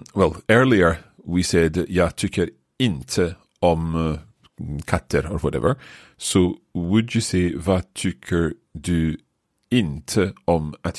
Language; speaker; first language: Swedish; non-native, learner; English